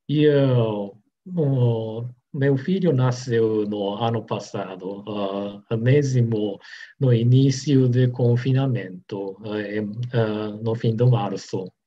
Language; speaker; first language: Portuguese; non-native, learner; Japanese